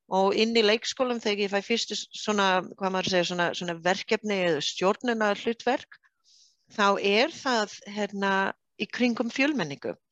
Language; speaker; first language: Icelandic; non-native, fluent; English